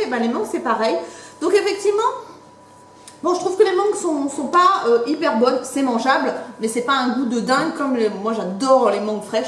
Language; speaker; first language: French; native; French